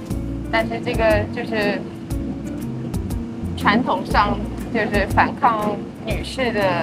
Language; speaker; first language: Chinese; early bilingual, heritage; Chinese